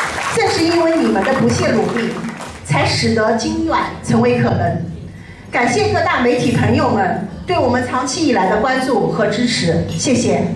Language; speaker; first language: Chinese; native; Chinese